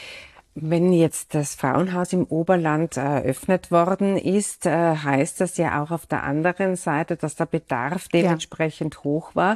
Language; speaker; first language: German; native; German